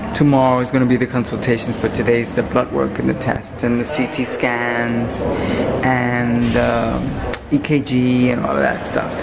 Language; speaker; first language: English; early bilingual, other home language; Spanish